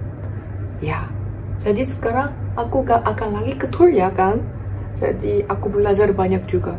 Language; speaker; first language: Indonesian; non-native, fluent; Korean